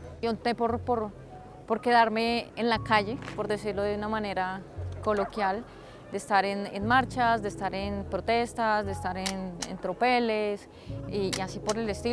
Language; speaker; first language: Spanish; native; Spanish